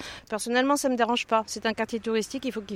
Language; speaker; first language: French; native; French